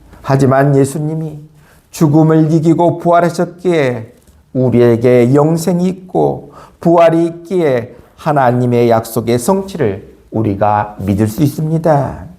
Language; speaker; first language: Korean; native; Korean